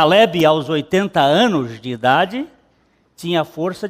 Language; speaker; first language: Portuguese; native; Portuguese